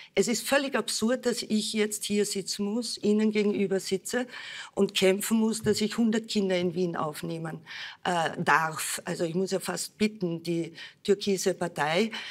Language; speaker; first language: German; native; German